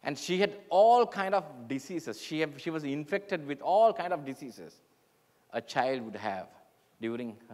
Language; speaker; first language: English; non-native, local second language; Sinhala